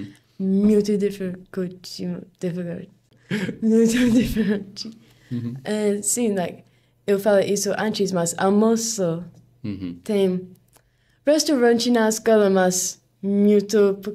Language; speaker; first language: Portuguese; non-native, learner; English